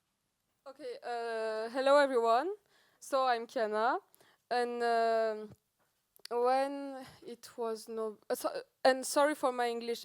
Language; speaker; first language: English; non-native, learner; Persian